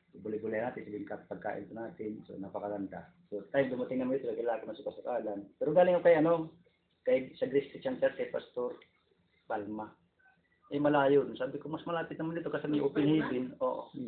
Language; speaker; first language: Filipino; non-native, local second language; Waray